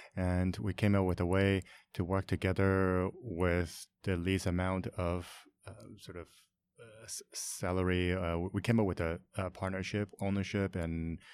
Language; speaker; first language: English; non-native, local second language; Cantonese